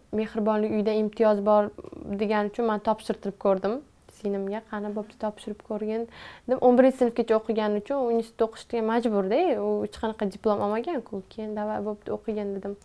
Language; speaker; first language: Uzbek; non-native, local second language; Tajik